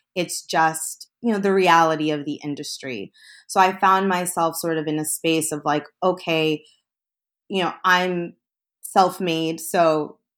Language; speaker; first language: English; early bilingual, other home language; Spanish